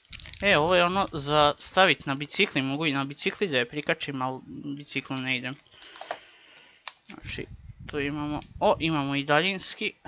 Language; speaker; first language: Croatian; native; Croatian